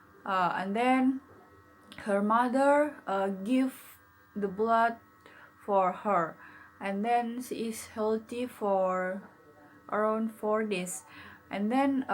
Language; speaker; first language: English; non-native, learner; Indonesian